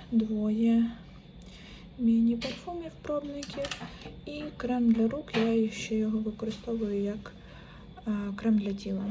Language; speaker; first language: Ukrainian; native; Ukrainian